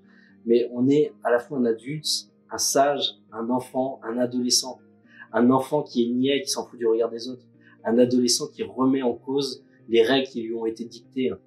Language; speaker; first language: French; native; French